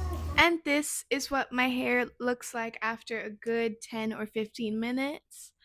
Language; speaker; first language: English; native; English